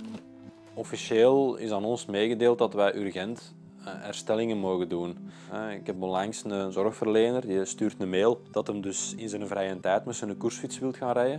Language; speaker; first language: Dutch; native; Dutch